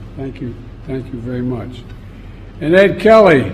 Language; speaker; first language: English; native; English